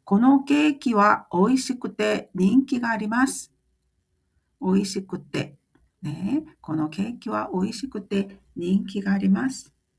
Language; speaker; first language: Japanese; non-native, fluent; Korean